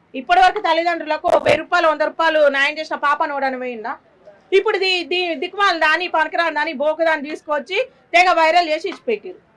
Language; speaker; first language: Telugu; native; Telugu